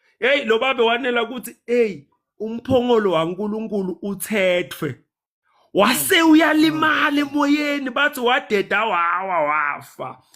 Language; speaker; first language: Zulu; non-native, local second language; Swati